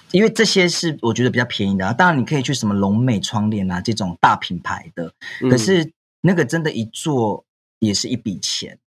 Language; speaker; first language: Chinese; native; Chinese